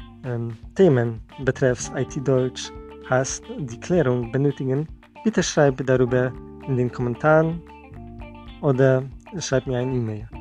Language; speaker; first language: German; non-native, fluent; Polish